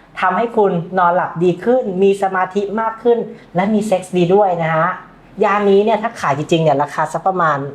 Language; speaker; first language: Thai; native; Thai